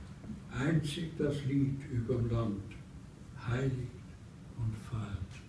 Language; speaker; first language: German; early bilingual, heritage; English